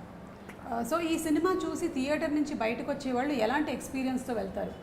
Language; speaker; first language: Telugu; native; Telugu